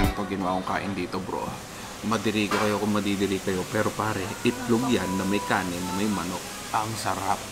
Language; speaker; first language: Filipino; native; Filipino